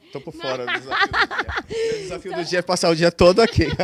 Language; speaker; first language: Portuguese; native; Portuguese